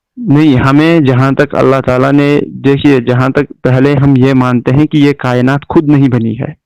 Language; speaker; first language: Urdu; native; Urdu